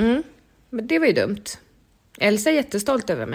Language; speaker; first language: Swedish; native; Swedish